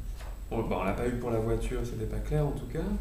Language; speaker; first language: French; native; French